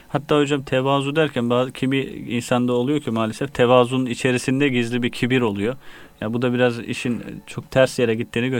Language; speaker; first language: Turkish; native; Turkish